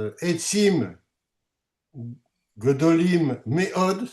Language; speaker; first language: Hebrew; non-native, learner; French